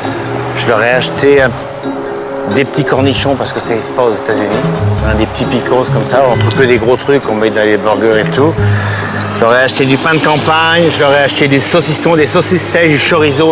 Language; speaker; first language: French; native; French